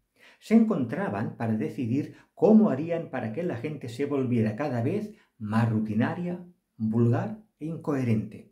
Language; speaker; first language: Spanish; non-native, local second language; Catalan